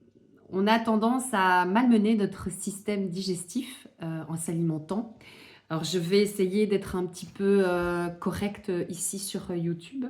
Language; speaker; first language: French; native; French